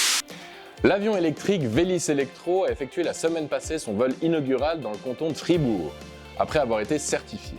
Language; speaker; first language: French; native; French